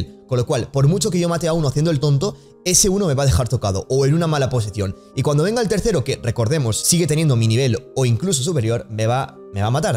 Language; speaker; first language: Spanish; native; Spanish